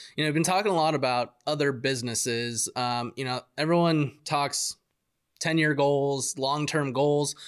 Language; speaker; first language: English; native; English